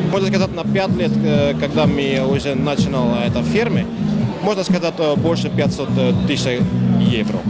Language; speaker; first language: Russian; non-native, learner; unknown